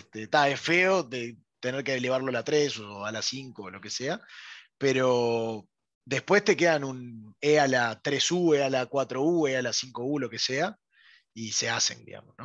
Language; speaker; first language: Spanish; native; Spanish